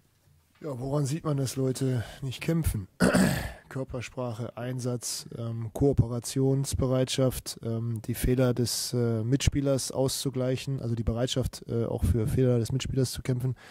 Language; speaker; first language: German; native; German